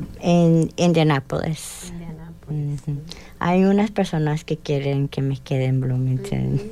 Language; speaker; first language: Spanish; early bilingual, heritage; Spanish